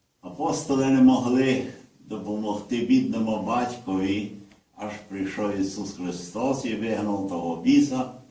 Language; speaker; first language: Ukrainian; early bilingual, heritage; Ukrainian